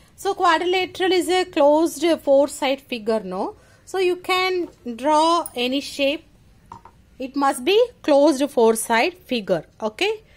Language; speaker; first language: English; non-native, local second language; Tamil